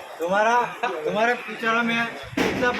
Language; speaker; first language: Hindi; non-native, learner; Bangla